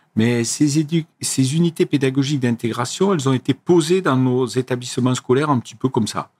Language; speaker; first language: French; native; French